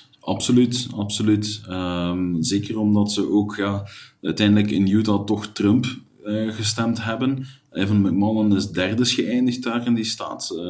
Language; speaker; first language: Dutch; native; Dutch